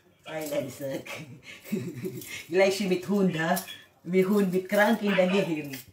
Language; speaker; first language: German; non-native, learner; Waray